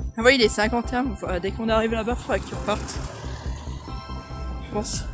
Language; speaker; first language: French; native; French